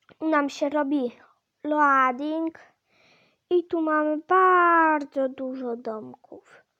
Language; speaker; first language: Polish; native; Polish